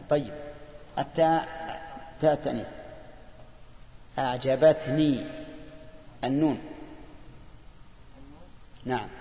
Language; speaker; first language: Arabic; native; Arabic